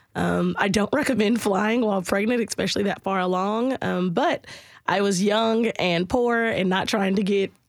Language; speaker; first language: English; native; English